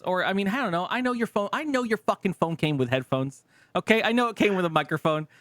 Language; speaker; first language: English; native; English